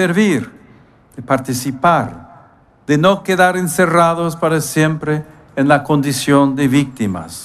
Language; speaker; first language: Spanish; non-native, fluent; English